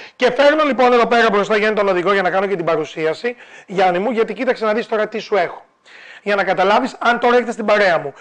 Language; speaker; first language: Greek; native; Greek